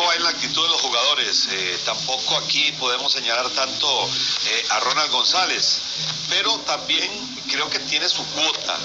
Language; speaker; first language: Spanish; native; Spanish